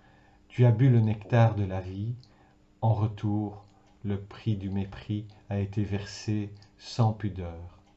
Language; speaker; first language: French; native; French